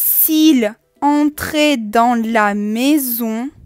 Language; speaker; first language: French; non-native, fluent; Russian